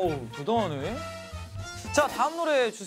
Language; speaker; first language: Korean; native; Korean